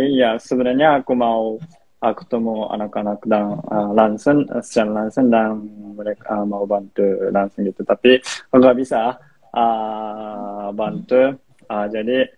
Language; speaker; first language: Indonesian; non-native, fluent; Japanese